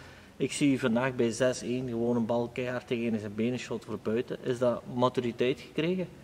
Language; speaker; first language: Dutch; native; Dutch